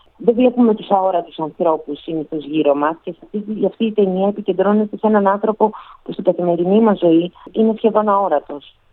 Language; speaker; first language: Greek; early bilingual, other home language; Russian